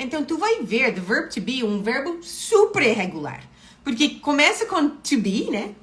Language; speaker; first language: Portuguese; non-native, fluent; English